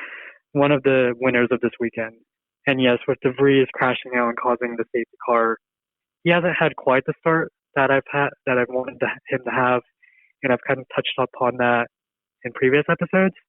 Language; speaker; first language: English; native; English